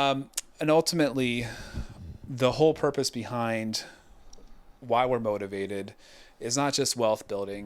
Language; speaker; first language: English; native; English